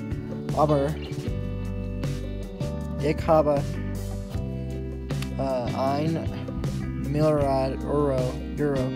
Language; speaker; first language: German; non-native, learner; English